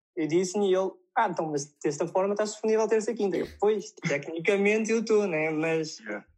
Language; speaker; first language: Portuguese; non-native, fluent; Chinese